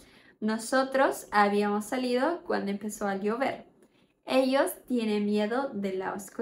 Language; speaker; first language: Spanish; non-native, fluent; Portuguese